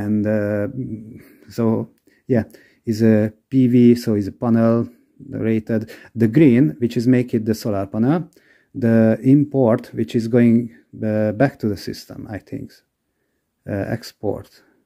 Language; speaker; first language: English; non-native, learner; Hungarian